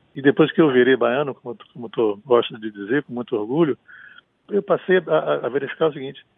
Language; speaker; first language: Portuguese; native; Portuguese